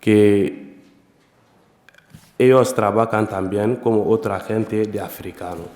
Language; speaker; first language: Spanish; non-native, learner; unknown